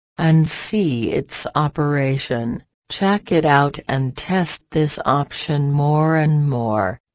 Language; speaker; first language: English; non-native, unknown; Persian